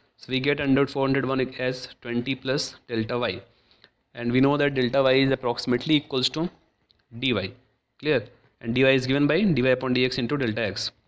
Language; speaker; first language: English; non-native, local second language; Hindi